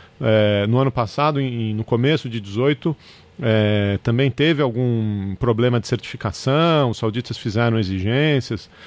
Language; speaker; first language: Portuguese; native; Portuguese